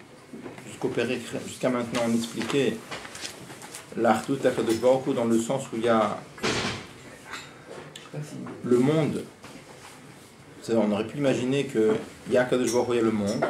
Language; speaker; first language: French; native; French